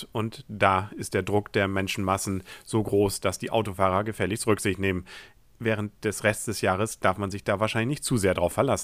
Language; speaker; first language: German; native; German